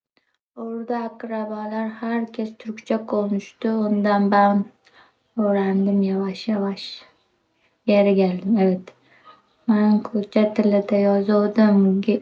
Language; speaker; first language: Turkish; non-native, learner; Uzbek